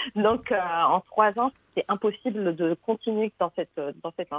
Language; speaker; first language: French; non-native, local second language; Arabic